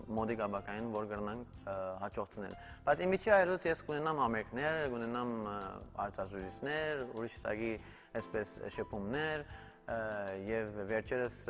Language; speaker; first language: Armenian; early bilingual, heritage; Armenian